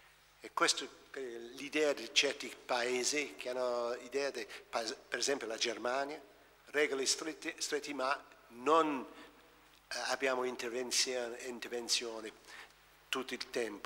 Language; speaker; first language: Italian; non-native, fluent; English